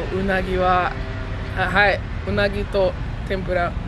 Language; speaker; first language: Japanese; non-native, learner; English